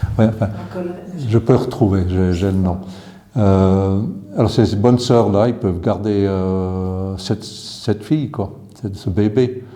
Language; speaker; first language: French; early bilingual, other home language; English